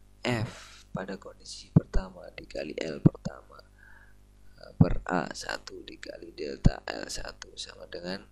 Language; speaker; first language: Indonesian; native; Indonesian